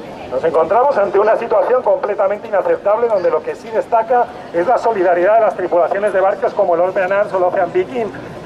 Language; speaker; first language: Spanish; native; Spanish